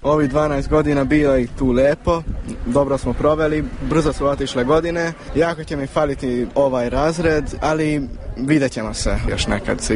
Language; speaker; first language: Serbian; early bilingual, heritage; Serbian